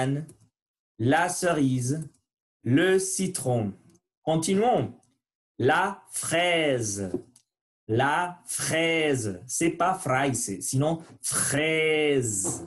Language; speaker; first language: French; non-native, learner; Spanish